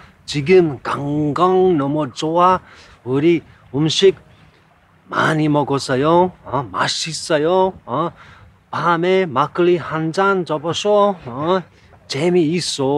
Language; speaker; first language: Korean; non-native, learner; English